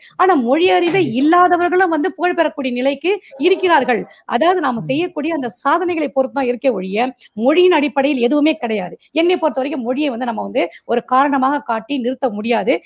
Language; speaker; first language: Tamil; non-native, local second language; Marathi